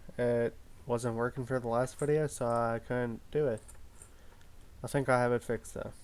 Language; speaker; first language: English; native; English